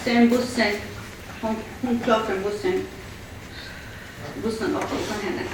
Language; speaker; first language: Swedish; early bilingual, other home language; Assyrian Neo-Aramaic